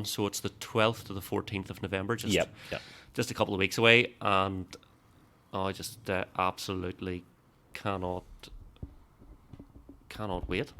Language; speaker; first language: English; native; English